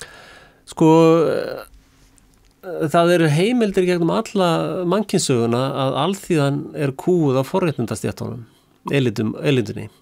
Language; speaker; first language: Icelandic; native; Icelandic